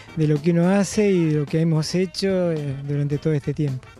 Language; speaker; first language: Spanish; native; Spanish